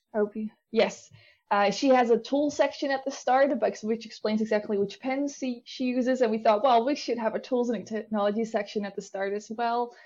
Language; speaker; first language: English; non-native, fluent; Dutch